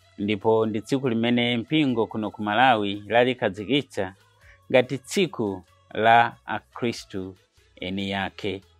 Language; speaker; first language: Nyanja; non-native, fluent; Nyankole